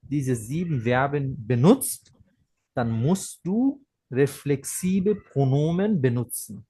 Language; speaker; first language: German; non-native, fluent; Bangla